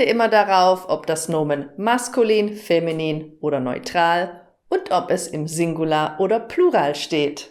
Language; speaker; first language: German; native; German